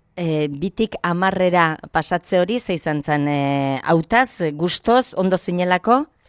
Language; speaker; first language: Basque; native; Basque